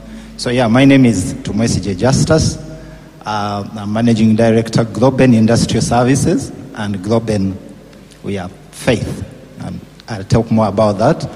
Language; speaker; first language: English; non-native, local second language; Nyankole